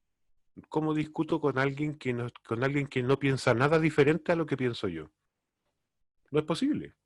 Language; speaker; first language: Spanish; native; Spanish